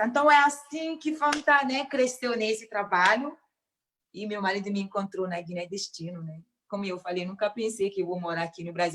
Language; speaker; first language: Portuguese; non-native, local second language; Mandingo